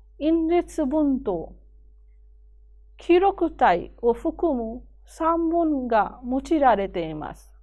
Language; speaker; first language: Japanese; non-native, fluent; Hindi